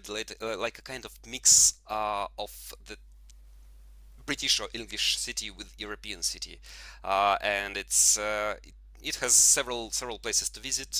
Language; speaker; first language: English; non-native, fluent; Russian